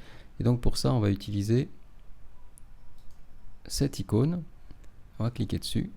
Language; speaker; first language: French; native; French